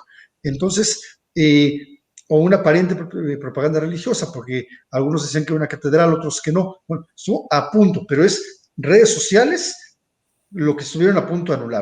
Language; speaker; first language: Spanish; native; Spanish